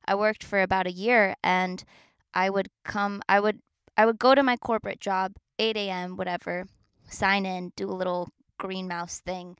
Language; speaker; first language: English; native; English